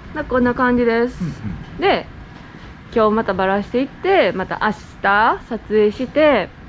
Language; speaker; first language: Japanese; native; Japanese